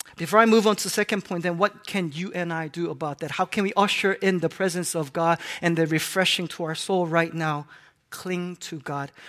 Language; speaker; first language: English; non-native, local second language; Korean